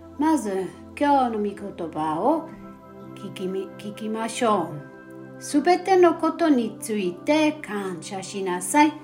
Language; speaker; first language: Japanese; non-native, fluent; German